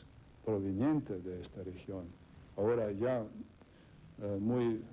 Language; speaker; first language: Spanish; non-native, fluent; Slovenian